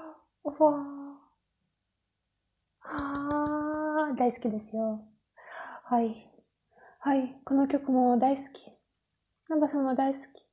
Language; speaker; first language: Japanese; non-native, learner; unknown